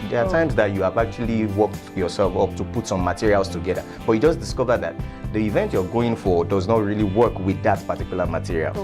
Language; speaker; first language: English; non-native, local second language; Yoruba